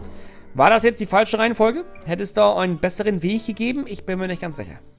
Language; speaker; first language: German; native; German